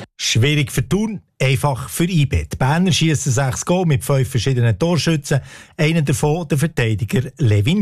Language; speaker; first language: German; native; German